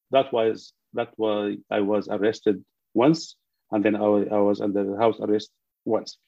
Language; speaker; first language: English; non-native, fluent; Arabic